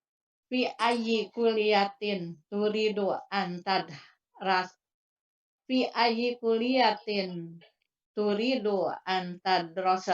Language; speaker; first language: Arabic; non-native, learner; Indonesian